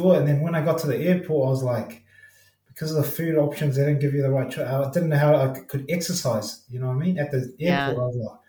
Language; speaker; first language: English; native; English